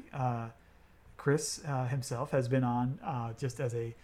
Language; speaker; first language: English; native; English